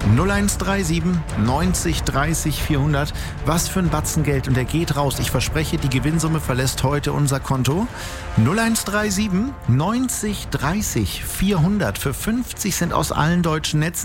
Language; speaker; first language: German; native; German